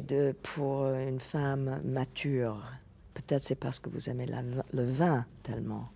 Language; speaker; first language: French; non-native, fluent; English